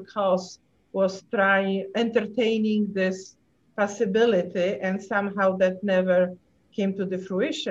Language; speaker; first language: English; non-native, fluent; Polish